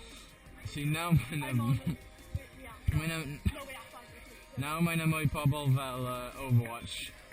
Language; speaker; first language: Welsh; non-native, local second language; English